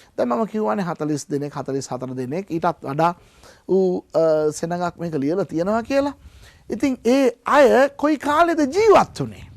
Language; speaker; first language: Sinhala; non-native, local second language; Tamil